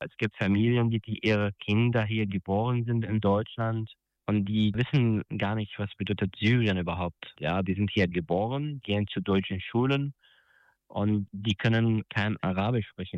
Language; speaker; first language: German; non-native, fluent; Arabic